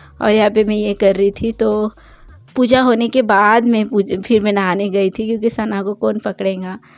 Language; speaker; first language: Hindi; non-native, local second language; Bangla